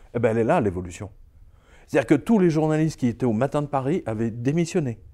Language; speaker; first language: French; early bilingual, other home language; Serbian